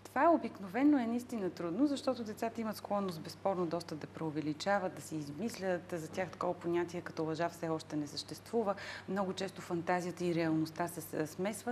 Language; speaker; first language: Bulgarian; native; Bulgarian